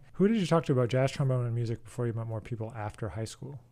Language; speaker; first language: English; native; English